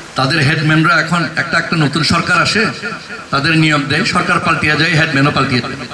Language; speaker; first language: Bangla; non-native, local second language; Chakma